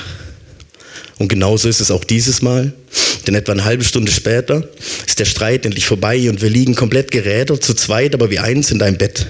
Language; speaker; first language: German; native; German